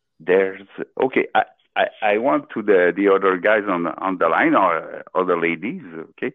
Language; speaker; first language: English; non-native, local second language; French